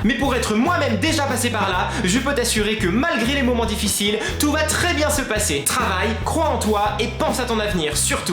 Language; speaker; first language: French; native; French